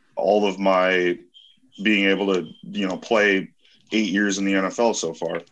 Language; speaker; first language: English; native; English